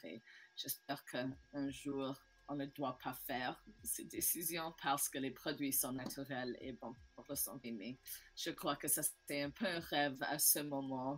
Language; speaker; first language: French; non-native, local second language; English